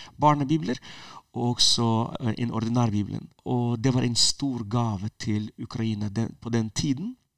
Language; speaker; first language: Norwegian; non-native, fluent; Ukrainian